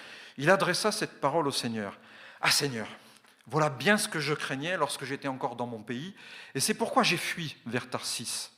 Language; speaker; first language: French; native; French